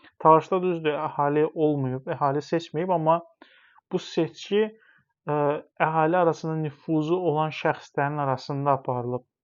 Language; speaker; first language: Azerbaijani; non-native, local second language; Talysh